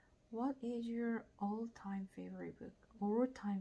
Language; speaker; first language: English; non-native, learner; Korean